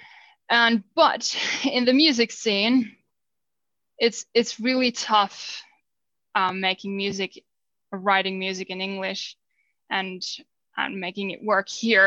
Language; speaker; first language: English; non-native, fluent; Finnish